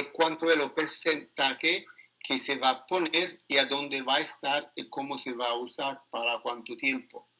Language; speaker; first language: Spanish; non-native, learner; Italian